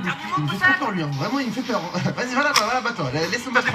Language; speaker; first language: French; native; French